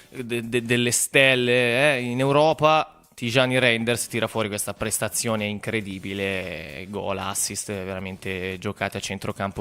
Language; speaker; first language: Italian; native; Italian